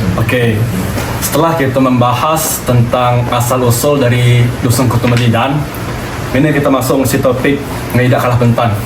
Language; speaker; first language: Malay; non-native, local second language; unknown